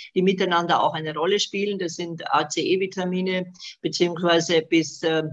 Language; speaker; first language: German; non-native, fluent; Bosnian